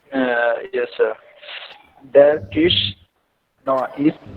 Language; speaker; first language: German; non-native, learner; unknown